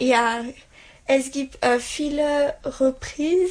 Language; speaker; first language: German; non-native, learner; French